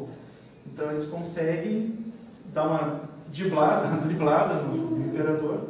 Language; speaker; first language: Portuguese; native; Portuguese